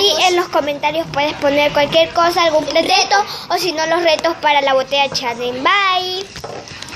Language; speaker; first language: Spanish; native; Spanish